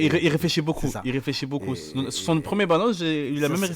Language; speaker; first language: French; native; French